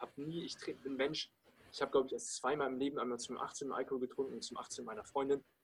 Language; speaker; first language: German; early bilingual, other home language; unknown